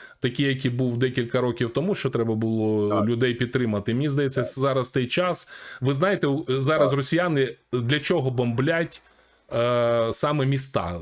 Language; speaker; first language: Ukrainian; native; Ukrainian